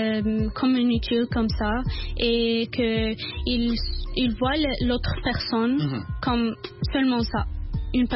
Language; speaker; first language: French; non-native, learner; English